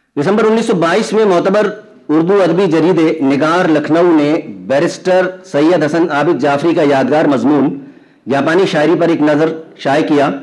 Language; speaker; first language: Urdu; native; Urdu